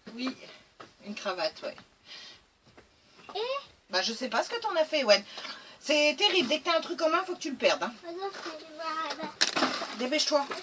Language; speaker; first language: French; native; French